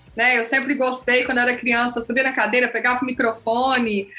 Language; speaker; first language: Portuguese; native; Portuguese